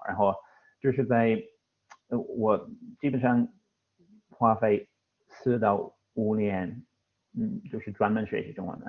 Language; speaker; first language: Chinese; non-native, fluent; English